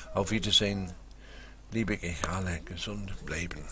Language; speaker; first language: German; non-native, learner; English